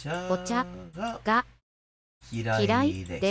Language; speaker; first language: Japanese; non-native, learner; English